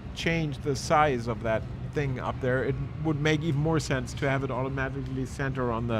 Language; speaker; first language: English; non-native, fluent; German